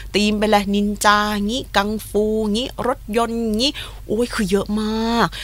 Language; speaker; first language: Thai; non-native, fluent; Japanese